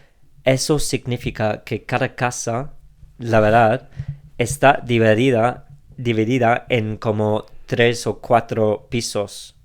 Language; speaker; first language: Spanish; non-native, fluent; English